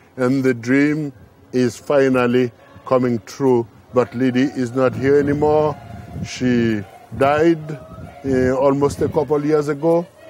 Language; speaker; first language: English; non-native, fluent; Haitian Creole